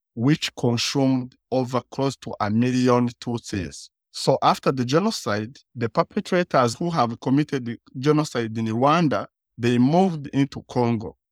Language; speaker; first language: English; early bilingual, other home language; Kinyarwanda